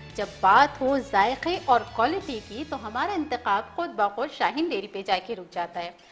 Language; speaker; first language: Urdu; native; Urdu